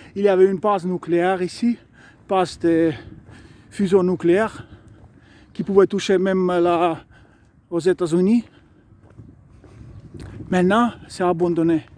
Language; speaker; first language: French; non-native, learner; Estonian